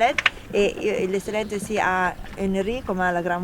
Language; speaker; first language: French; non-native, learner; Italian